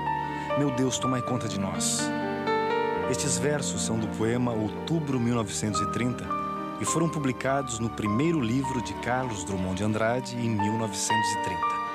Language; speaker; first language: Portuguese; native; Portuguese